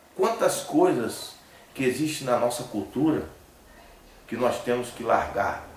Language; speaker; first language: Portuguese; native; Portuguese